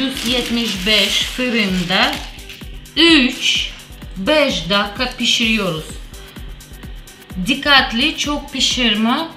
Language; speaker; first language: Turkish; non-native, learner; Russian